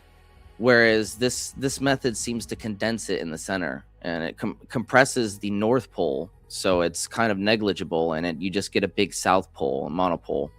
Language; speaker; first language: English; native; English